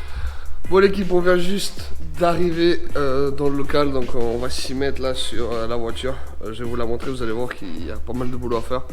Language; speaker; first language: French; native; French